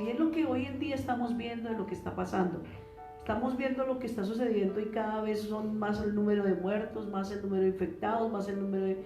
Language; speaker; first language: Spanish; native; Spanish